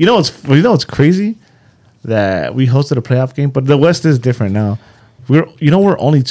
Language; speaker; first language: English; native; English